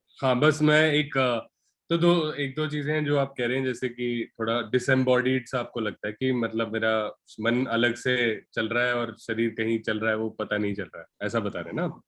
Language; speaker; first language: Hindi; non-native, local second language; Marathi